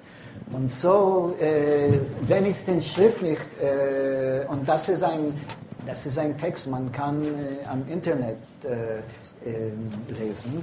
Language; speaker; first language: German; non-native, fluent; English